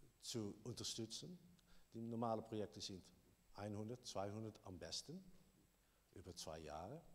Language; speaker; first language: German; non-native, learner; Dutch